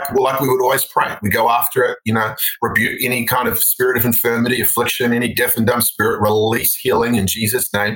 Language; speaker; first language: English; native; English